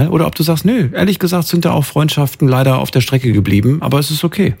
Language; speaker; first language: German; native; German